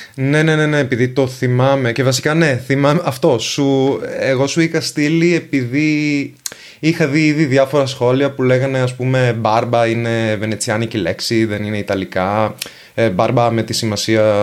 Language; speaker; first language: Greek; non-native, fluent; Venetian